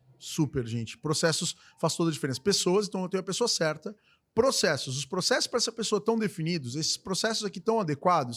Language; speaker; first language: Portuguese; native; Portuguese